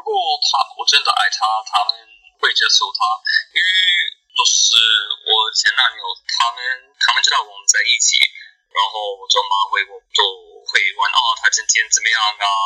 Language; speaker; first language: Chinese; non-native, learner; English